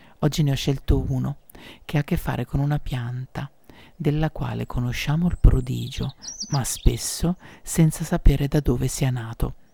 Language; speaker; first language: Italian; native; Italian